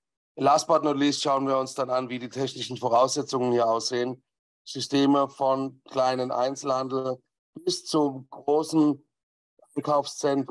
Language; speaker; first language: German; native; German